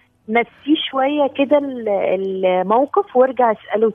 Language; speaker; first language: Arabic; native; Arabic